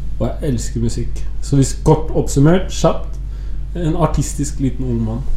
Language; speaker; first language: Norwegian; early bilingual, other home language; Arabic